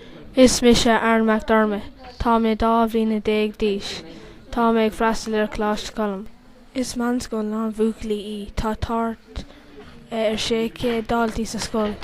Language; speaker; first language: Irish; non-native, local second language; English